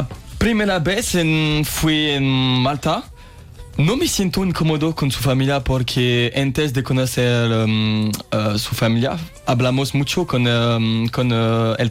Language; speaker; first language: Spanish; non-native, learner; French